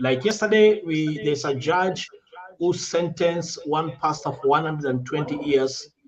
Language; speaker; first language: English; non-native, local second language; Swahili